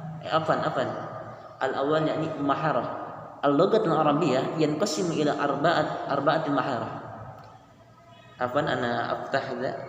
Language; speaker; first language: Arabic; non-native, learner; Indonesian